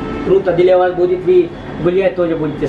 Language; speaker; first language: Russian; non-native, learner; Hindi